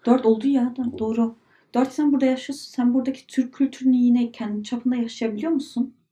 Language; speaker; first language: Turkish; early bilingual, heritage; Turkish